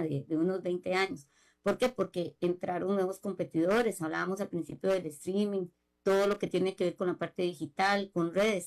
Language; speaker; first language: Spanish; native; Spanish